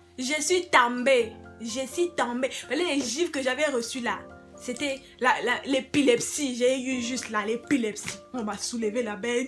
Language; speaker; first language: French; non-native, local second language; Lingala